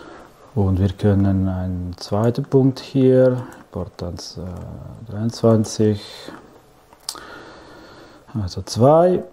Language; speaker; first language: German; non-native, fluent; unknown